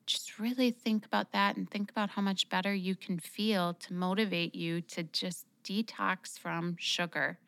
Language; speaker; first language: English; native; English